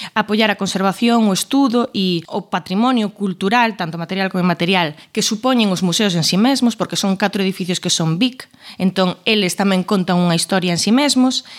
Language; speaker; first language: Galician; native; Galician